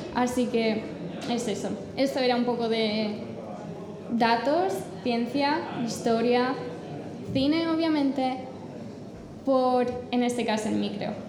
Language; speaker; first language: Spanish; non-native, fluent; English